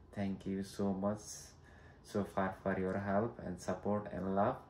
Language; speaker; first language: English; non-native, local second language; Nepali